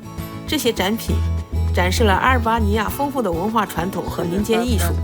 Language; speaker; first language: Chinese; native; Chinese